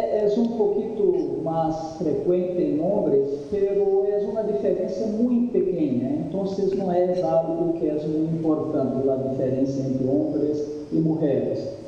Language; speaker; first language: Spanish; non-native, fluent; Portuguese